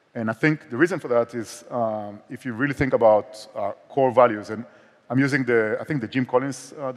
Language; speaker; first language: English; non-native, fluent; Hebrew